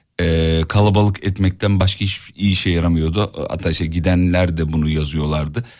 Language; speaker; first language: Turkish; native; Turkish